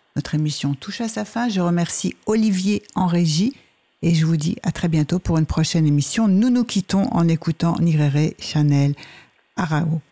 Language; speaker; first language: French; native; French